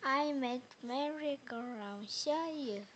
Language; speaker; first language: English; non-native, learner; Korean